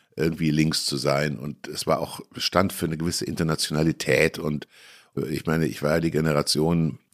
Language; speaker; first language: German; native; German